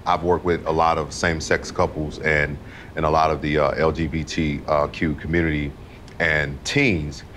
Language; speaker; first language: English; native; English